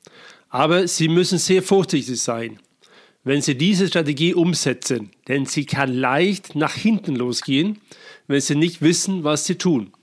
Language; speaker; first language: German; non-native, fluent; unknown